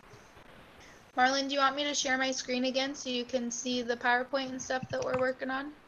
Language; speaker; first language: English; native; English